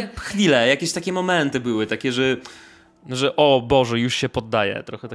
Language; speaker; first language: Polish; non-native, fluent; Russian